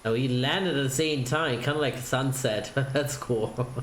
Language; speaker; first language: English; non-native, fluent; Italian